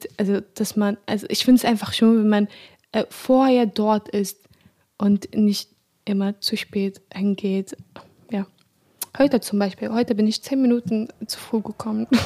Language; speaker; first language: German; non-native, fluent; Arabic